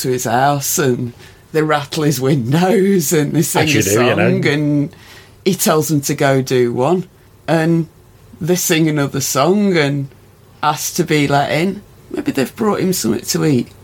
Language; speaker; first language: English; native; English